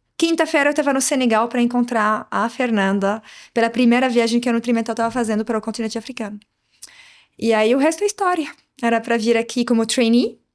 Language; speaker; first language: Portuguese; non-native, fluent; Arabic